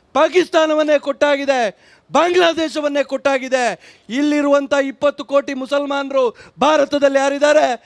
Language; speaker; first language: Kannada; native; Kannada